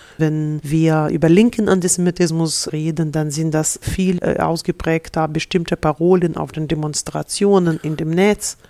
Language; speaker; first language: German; non-native, fluent; Russian